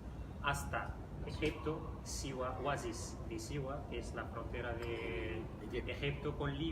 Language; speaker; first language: Spanish; non-native, fluent; Riffian